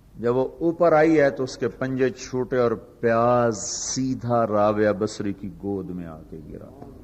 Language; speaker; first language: Urdu; non-native, local second language; Punjabi